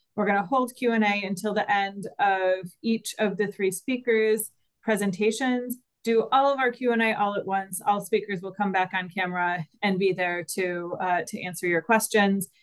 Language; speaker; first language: English; native; English